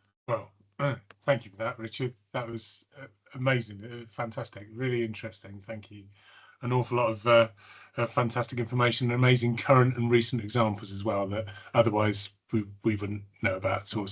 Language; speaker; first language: English; native; English